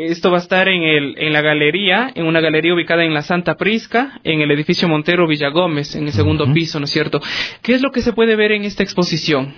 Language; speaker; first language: Spanish; native; Spanish